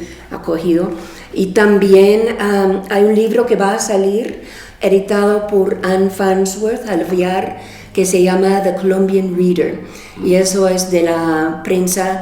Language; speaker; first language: Spanish; non-native, fluent; English